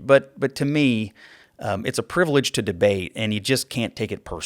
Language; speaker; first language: English; native; English